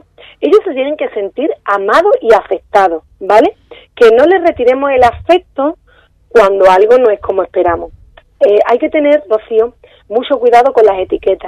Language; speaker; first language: Spanish; native; Spanish